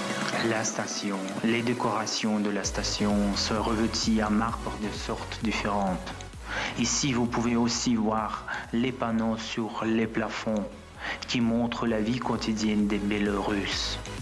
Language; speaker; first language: French; non-native, fluent; Russian